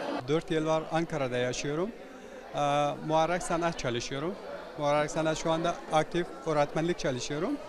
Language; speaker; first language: Turkish; non-native, learner; Persian